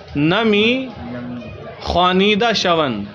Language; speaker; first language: Persian; non-native, fluent; Urdu